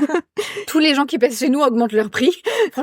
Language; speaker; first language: French; native; French